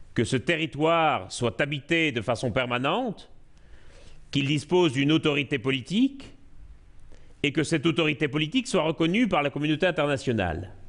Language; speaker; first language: French; native; French